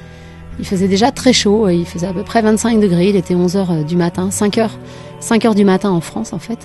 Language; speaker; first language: French; native; French